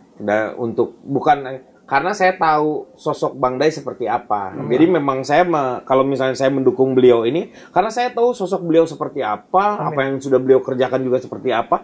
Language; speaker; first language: Indonesian; native; Indonesian